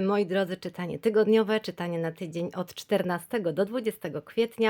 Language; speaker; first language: Polish; native; Polish